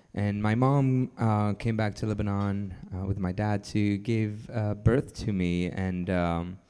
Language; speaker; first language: English; non-native, fluent; French